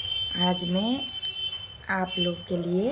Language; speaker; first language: Hindi; non-native, local second language; Bangla